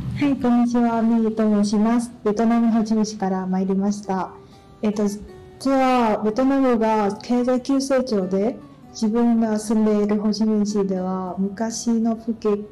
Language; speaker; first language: Japanese; non-native, fluent; Vietnamese